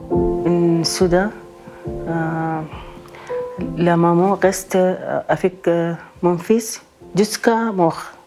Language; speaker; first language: French; non-native, learner; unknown